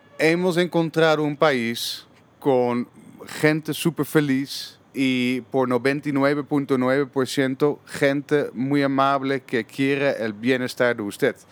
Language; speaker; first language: Spanish; non-native, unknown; Dutch